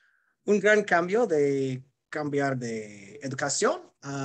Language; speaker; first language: Spanish; non-native, fluent; English